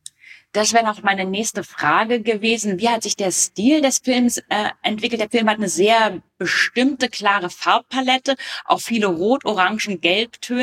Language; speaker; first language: German; native; German